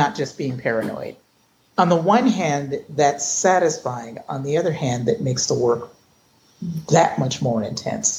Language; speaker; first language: English; native; English